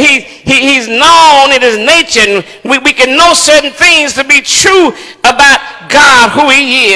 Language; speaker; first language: English; native; English